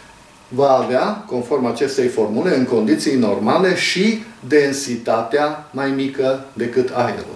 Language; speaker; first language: Romanian; native; Romanian